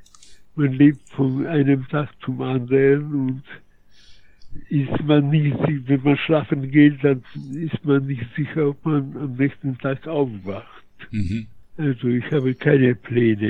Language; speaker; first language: German; non-native, fluent; Polish